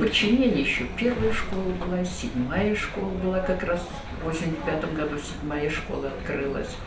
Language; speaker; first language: Russian; native; Russian